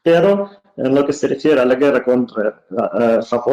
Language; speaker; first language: Spanish; non-native, fluent; Russian